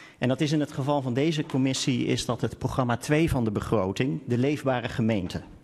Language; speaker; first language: Dutch; native; Dutch